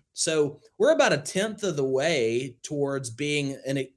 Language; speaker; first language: English; native; English